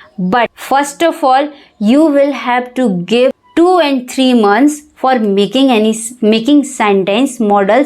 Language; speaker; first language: English; non-native, learner; Hindi